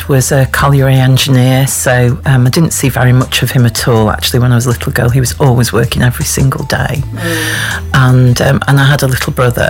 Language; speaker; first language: English; native; English